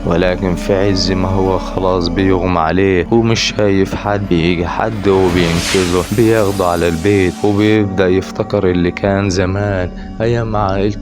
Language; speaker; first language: Arabic; native; Arabic